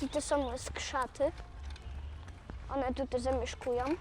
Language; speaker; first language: Polish; early bilingual, other home language; Russian